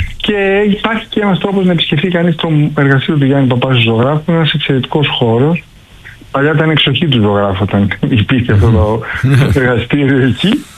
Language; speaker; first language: Greek; native; Greek